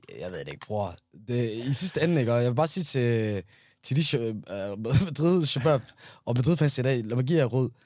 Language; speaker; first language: Danish; early bilingual, other home language; Somali